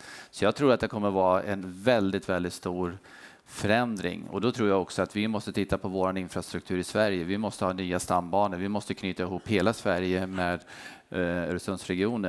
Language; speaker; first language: Swedish; native; Swedish